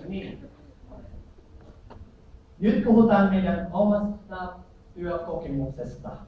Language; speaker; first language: Finnish; non-native, learner; Filipino